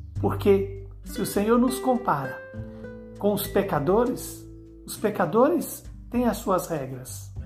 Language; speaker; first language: Portuguese; native; Portuguese